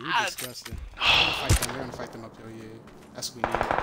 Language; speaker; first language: English; native; English